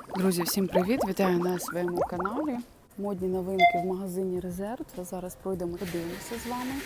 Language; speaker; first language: Ukrainian; non-native, local second language; Russian